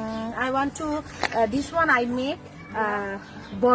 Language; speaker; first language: English; non-native, learner; Bangla